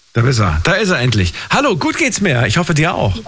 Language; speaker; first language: German; native; German